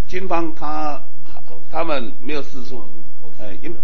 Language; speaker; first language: Chinese; non-native, local second language; Min Nan Chinese